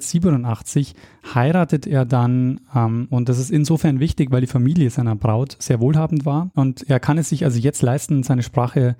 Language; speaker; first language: German; native; German